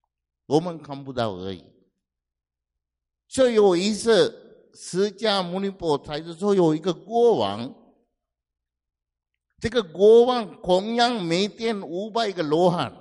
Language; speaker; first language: Chinese; non-native, fluent; Sinhala